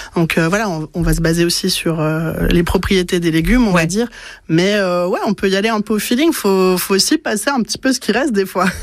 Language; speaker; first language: French; native; French